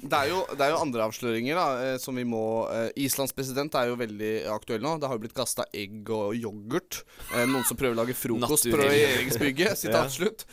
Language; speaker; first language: Norwegian; native; Norwegian